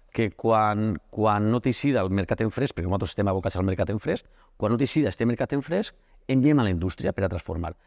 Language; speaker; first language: Catalan; native; Catalan